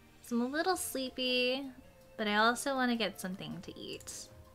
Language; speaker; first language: English; native; English